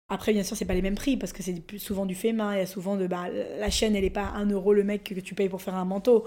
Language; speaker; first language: French; non-native, local second language; Lingala